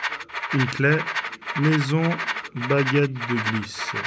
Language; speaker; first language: French; native; French